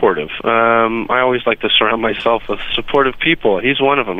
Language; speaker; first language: English; native; English